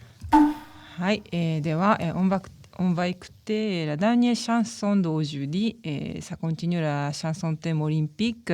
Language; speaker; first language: French; non-native, learner; Japanese